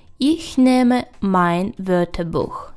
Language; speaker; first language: German; non-native, fluent; Ukrainian